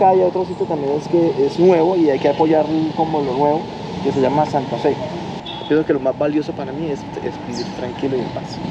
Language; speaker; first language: Spanish; native; Spanish